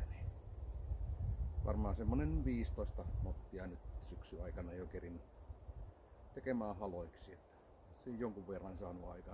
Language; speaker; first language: Finnish; native; Finnish